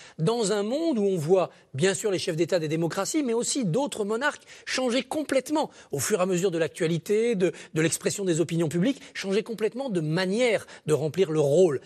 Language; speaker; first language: French; native; French